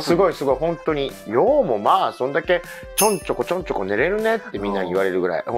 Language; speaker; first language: Japanese; native; Japanese